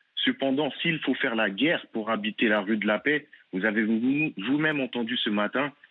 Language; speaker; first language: French; native; French